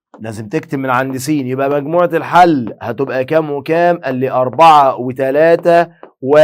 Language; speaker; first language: Arabic; native; Arabic